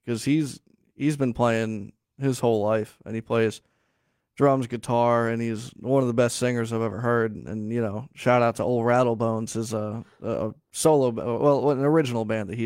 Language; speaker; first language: English; native; English